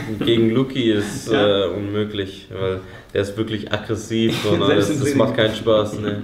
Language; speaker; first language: German; early bilingual, heritage; English